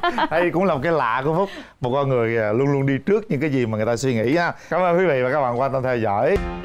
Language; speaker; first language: Vietnamese; native; Vietnamese